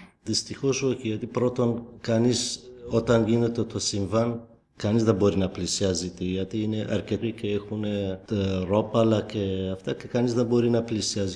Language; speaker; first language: Greek; non-native, fluent; Kurdish